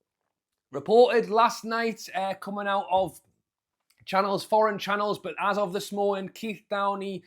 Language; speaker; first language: English; native; English